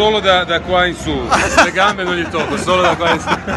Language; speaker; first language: Italian; non-native, fluent; Croatian